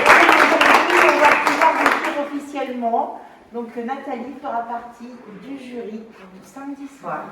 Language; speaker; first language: French; native; French